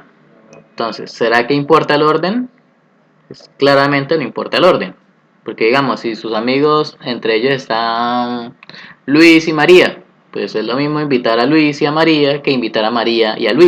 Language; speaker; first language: Spanish; native; Spanish